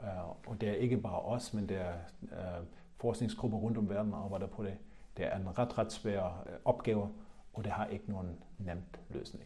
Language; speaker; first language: Danish; non-native, fluent; German